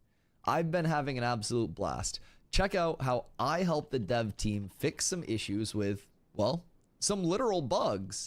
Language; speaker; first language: English; native; English